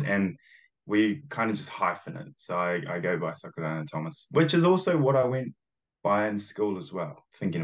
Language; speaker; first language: English; early bilingual, other home language; Japanese